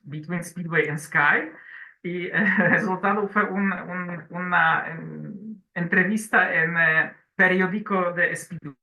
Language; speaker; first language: Spanish; non-native, learner; Polish